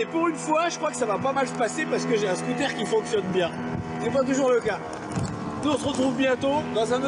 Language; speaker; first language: French; native; French